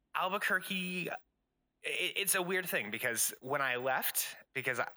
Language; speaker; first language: English; native; English